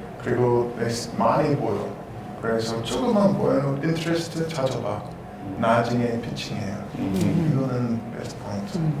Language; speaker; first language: Korean; non-native, learner; English